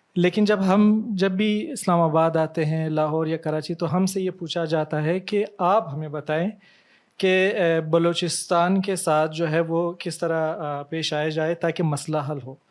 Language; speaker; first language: Urdu; non-native, local second language; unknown